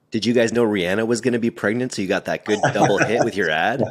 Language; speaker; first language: English; native; English